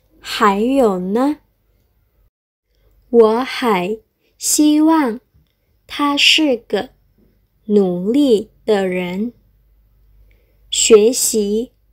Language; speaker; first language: Chinese; non-native, fluent; Indonesian